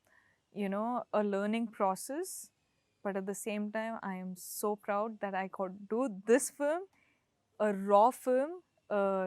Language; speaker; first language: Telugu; non-native, local second language; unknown